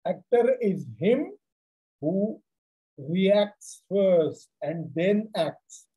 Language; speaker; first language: English; non-native, local second language; Marathi